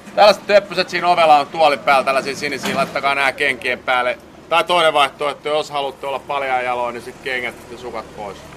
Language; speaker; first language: Finnish; native; Finnish